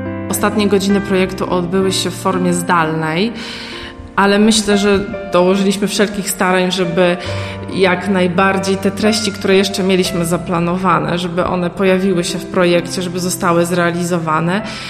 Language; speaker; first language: Polish; native; Polish